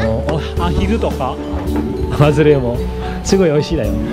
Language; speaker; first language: Japanese; non-native, learner; Indonesian